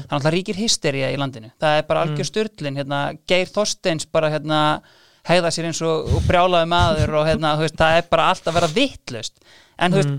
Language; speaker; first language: Icelandic; native; Icelandic